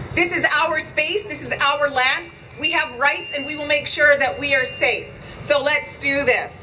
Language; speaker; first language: English; native; English